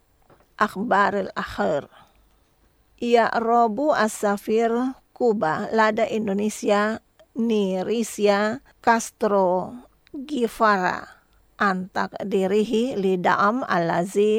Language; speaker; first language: Arabic; non-native, fluent; Indonesian